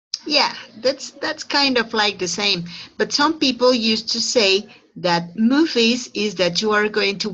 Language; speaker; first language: English; non-native, fluent; Spanish